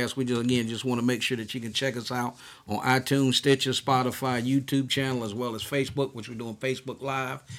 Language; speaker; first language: English; native; English